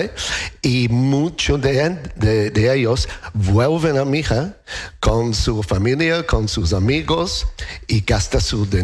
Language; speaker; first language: Spanish; non-native, learner; English